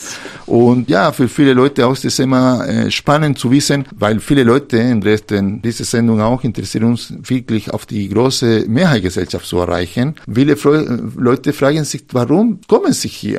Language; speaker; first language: German; non-native, fluent; Spanish